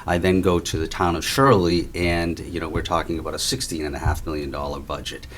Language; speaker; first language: English; native; English